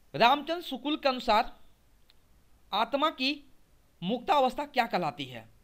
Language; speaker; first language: Hindi; native; Hindi